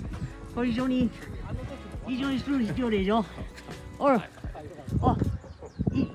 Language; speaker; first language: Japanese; non-native, learner; Chinese